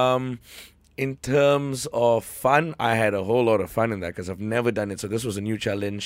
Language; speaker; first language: English; native; English